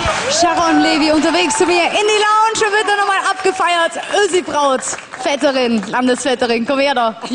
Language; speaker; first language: German; native; German